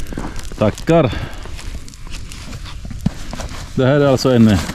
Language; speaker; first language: Swedish; native; Swedish